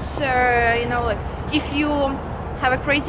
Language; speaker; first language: English; non-native, fluent; Russian